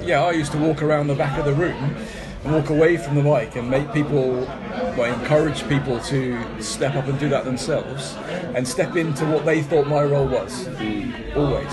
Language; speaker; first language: English; native; English